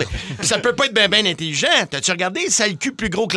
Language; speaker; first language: French; native; French